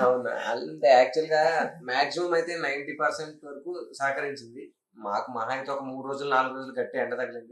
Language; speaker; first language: Telugu; native; Telugu